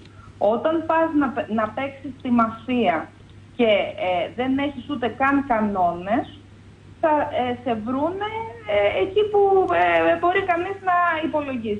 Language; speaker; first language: Greek; native; Greek